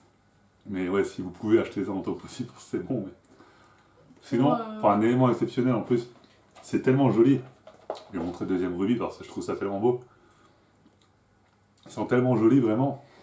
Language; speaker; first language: French; native; French